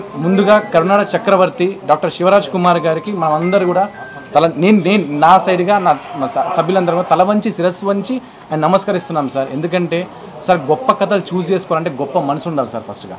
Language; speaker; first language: Telugu; native; Telugu